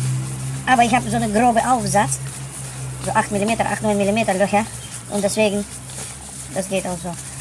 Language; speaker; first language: German; non-native, learner; Russian